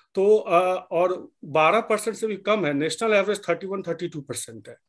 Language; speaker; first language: Hindi; native; Hindi